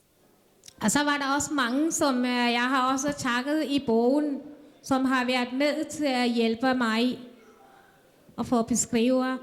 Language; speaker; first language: Danish; non-native, fluent; Tamil